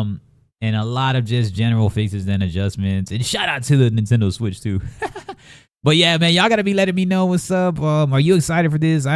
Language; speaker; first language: English; native; English